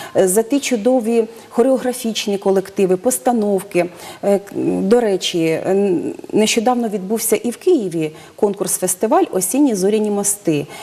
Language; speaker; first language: Ukrainian; native; Ukrainian